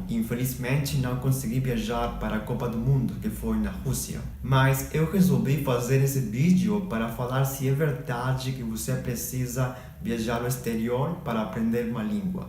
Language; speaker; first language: Portuguese; non-native, fluent; Spanish